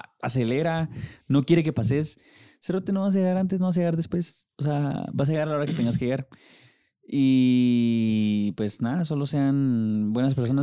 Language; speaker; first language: Spanish; native; Spanish